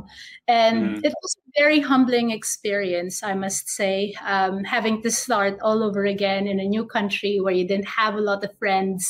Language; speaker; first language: English; non-native, local second language; Filipino